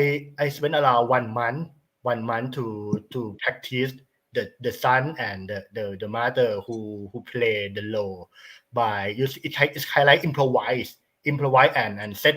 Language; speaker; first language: English; non-native, learner; Thai